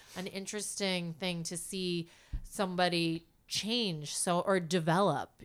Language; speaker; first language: English; native; English